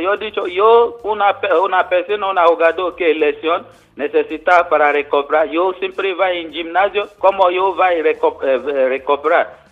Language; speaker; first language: Spanish; non-native, learner; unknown